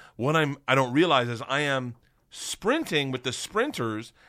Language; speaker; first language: English; native; English